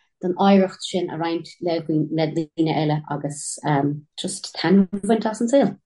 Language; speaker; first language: Irish; native; Irish